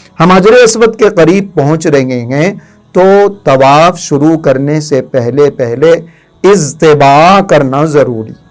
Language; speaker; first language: Urdu; native; Urdu